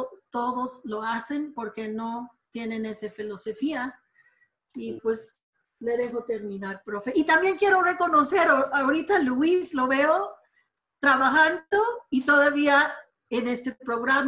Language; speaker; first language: Spanish; early bilingual, other home language; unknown